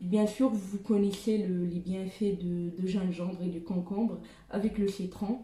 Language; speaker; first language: French; non-native, local second language; Arabic